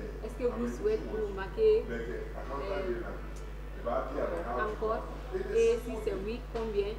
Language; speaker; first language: French; non-native, learner; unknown